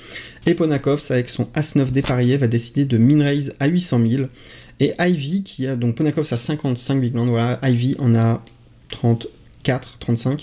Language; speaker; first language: French; native; French